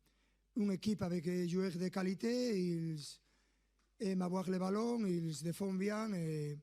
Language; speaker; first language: French; non-native, fluent; Spanish